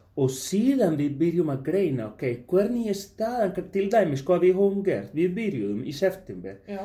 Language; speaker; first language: Icelandic; non-native, fluent; Spanish